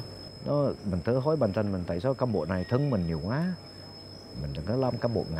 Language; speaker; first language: Vietnamese; non-native, fluent; Malay